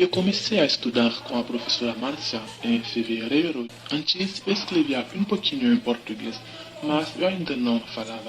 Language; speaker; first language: Portuguese; non-native, learner; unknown